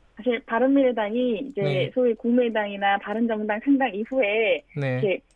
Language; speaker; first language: Korean; native; Korean